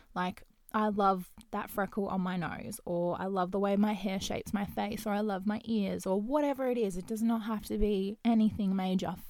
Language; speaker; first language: English; native; English